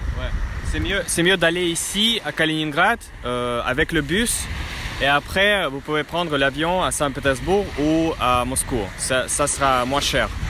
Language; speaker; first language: French; non-native, fluent; Russian